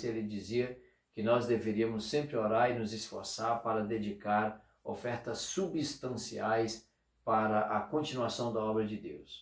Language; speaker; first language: Portuguese; native; Portuguese